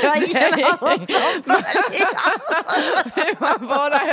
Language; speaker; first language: Swedish; native; Swedish